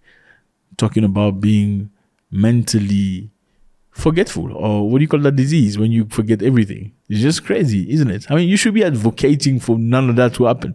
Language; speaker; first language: English; non-native, fluent; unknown